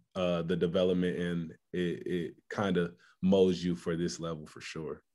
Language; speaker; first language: English; native; English